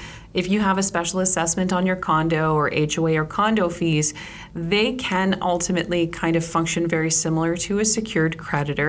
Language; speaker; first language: English; native; English